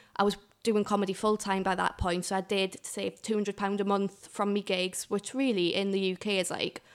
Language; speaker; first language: English; native; English